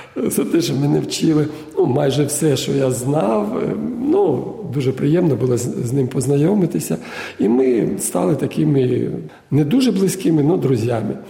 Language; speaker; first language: Ukrainian; native; Ukrainian